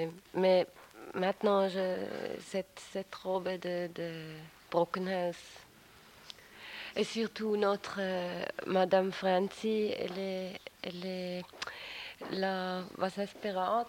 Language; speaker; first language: French; non-native, local second language; German